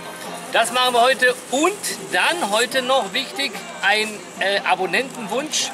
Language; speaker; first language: German; native; German